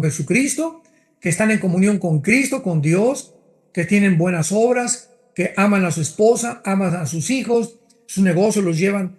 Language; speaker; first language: Spanish; native; Spanish